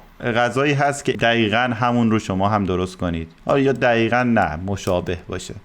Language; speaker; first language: Persian; native; Persian